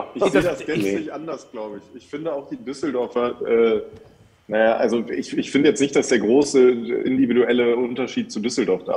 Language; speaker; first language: German; native; German